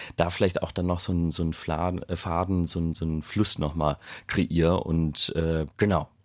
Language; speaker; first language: German; native; German